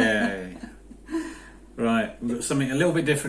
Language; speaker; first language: English; native; English